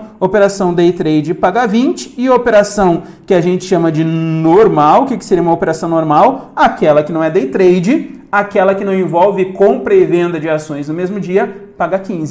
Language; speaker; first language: Portuguese; native; Portuguese